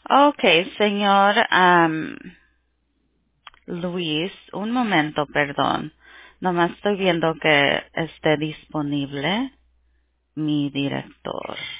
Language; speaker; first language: Spanish; early bilingual, heritage; Spanish